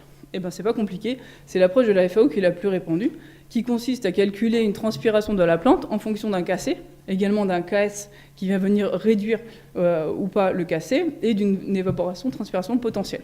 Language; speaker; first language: French; native; French